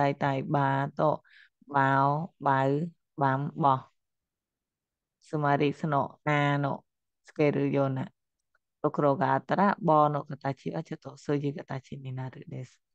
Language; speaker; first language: Japanese; non-native, fluent; Khmer